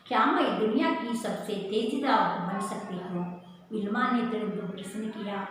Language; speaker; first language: Hindi; non-native, local second language; Telugu